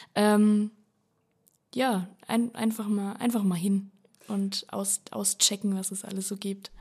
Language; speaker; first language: German; native; German